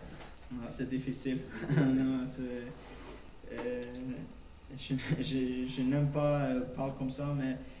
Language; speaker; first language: French; non-native, learner; Norwegian